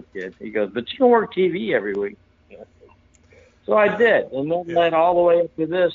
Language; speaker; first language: English; native; English